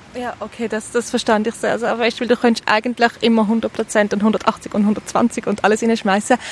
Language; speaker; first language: German; native; German